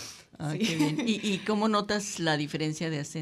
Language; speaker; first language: Spanish; native; Spanish